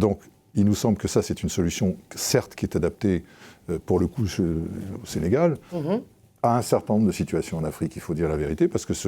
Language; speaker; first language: French; native; French